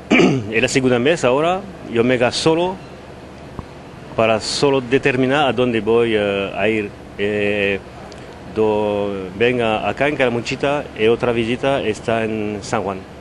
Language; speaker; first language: Spanish; non-native, learner; French